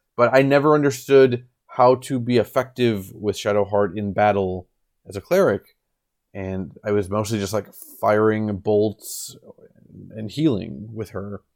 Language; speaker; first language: English; native; English